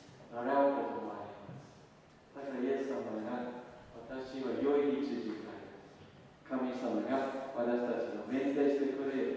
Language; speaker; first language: Japanese; non-native, learner; English